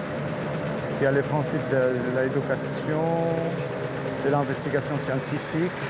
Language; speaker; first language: French; non-native, fluent; Portuguese